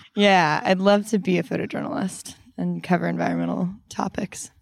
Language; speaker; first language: English; native; English